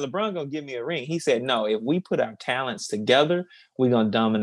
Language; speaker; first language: English; native; English